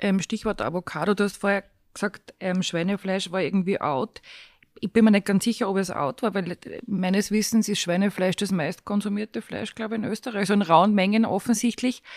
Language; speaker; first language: German; native; German